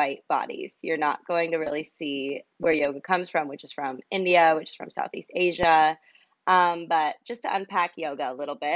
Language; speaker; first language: English; native; English